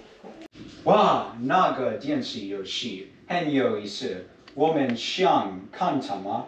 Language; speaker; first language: Chinese; non-native, learner; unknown